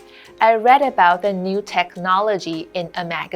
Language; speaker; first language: English; non-native, fluent; Chinese